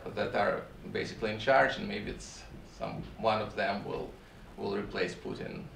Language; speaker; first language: English; non-native, fluent; Russian